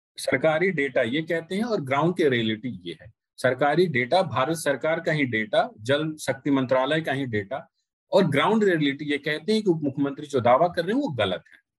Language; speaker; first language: Hindi; native; Hindi